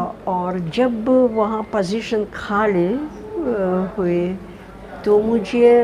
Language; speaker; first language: Hindi; non-native, fluent; Russian